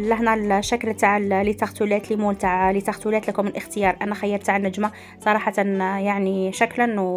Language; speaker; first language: Arabic; native; Arabic